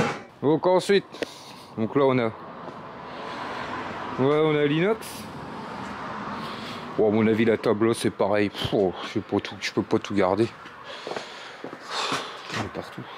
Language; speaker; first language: French; native; French